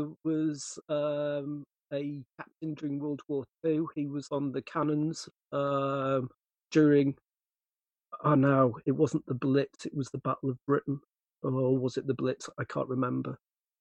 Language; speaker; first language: English; native; English